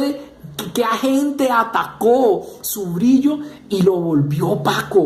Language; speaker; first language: Spanish; native; Spanish